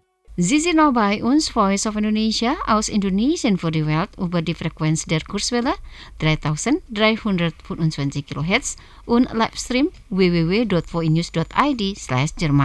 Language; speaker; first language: German; non-native, fluent; Indonesian